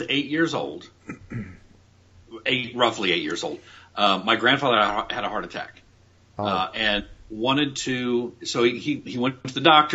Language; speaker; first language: English; native; English